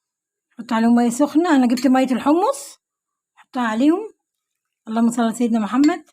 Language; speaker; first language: Arabic; native; Arabic